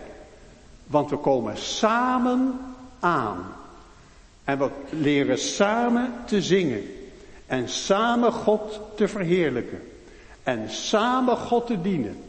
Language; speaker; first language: Dutch; native; Dutch